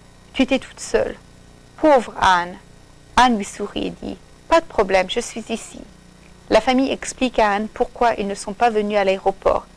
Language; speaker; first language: French; non-native, fluent; English